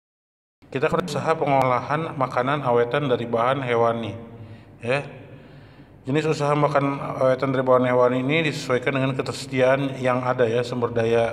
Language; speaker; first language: Indonesian; native; Indonesian